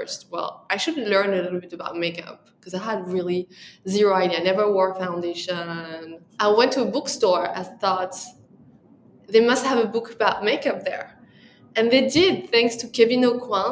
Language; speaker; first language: English; non-native, fluent; French